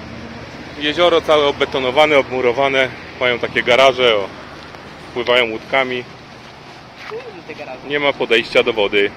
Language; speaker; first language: Polish; native; Polish